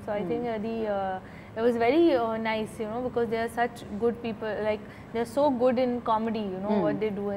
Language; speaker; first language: Telugu; non-native, learner; Hindi